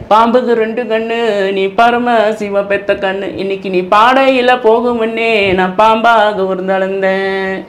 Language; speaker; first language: Tamil; non-native, local second language; Min Nan Chinese